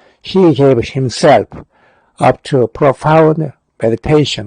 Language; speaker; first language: English; non-native, fluent; Korean